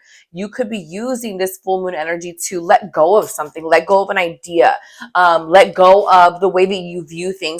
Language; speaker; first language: English; native; English